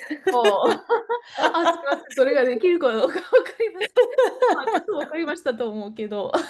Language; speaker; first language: Japanese; non-native, learner; English